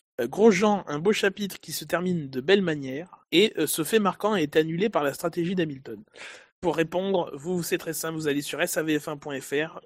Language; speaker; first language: French; native; French